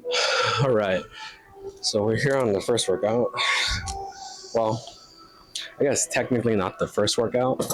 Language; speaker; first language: English; native; English